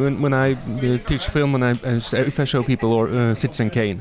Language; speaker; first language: English; non-native, fluent; Norwegian